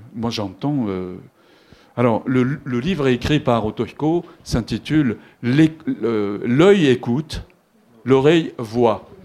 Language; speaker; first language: French; non-native, fluent; Japanese